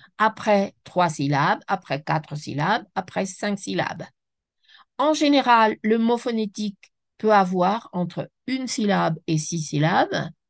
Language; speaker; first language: French; non-native, fluent; Spanish